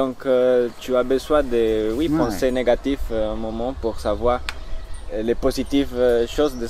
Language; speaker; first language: French; non-native, learner; Spanish